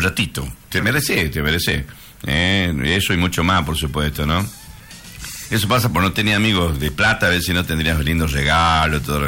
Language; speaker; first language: Spanish; native; Spanish